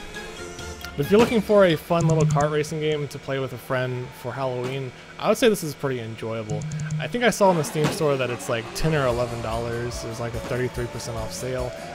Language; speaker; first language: English; native; English